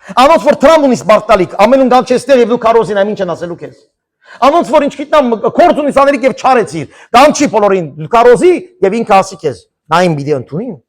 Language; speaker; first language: Armenian; early bilingual, heritage; Armenian